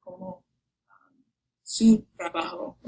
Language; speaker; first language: Spanish; non-native, learner; English